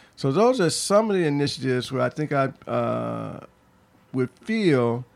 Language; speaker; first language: English; native; English